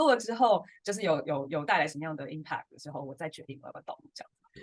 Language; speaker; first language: Chinese; native; Chinese